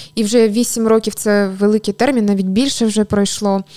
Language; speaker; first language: Ukrainian; native; Ukrainian